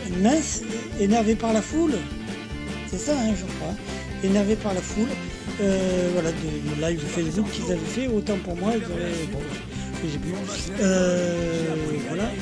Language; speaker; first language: French; native; French